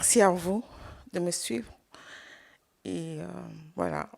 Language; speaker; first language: French; non-native, local second language; Swahili